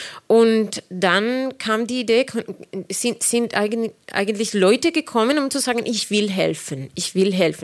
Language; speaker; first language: German; non-native, fluent; Spanish